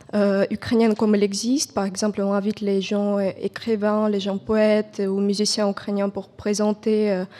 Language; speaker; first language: French; non-native, fluent; Ukrainian